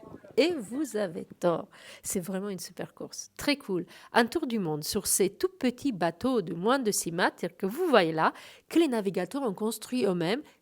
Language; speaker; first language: French; native; French